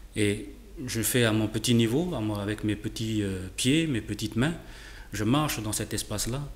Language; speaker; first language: French; native; French